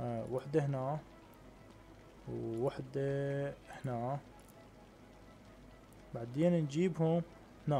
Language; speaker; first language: Arabic; native; Arabic